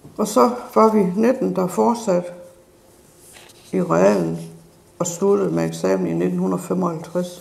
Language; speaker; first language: Danish; native; Danish